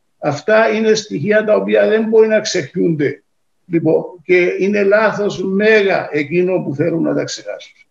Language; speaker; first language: Greek; native; Greek